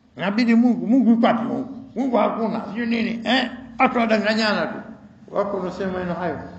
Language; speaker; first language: Swahili; native; Swahili